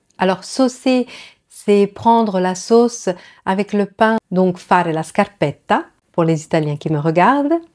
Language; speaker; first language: French; native; French